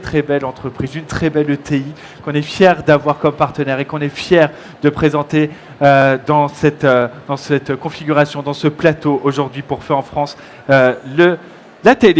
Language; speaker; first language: French; native; French